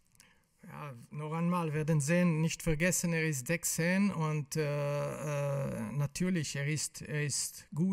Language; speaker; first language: German; non-native, local second language; French